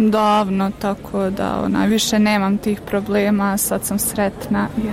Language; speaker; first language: Croatian; native; Croatian